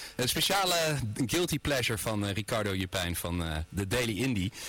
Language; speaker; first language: Dutch; native; Dutch